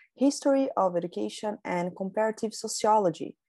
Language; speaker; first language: English; non-native, fluent; Portuguese